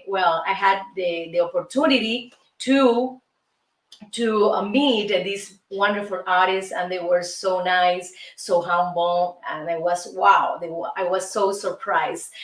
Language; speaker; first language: English; non-native, fluent; Spanish